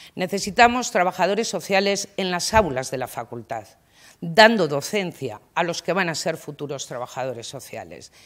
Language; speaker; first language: Spanish; native; Spanish